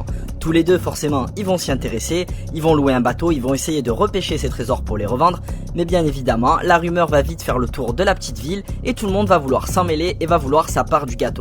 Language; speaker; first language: French; native; French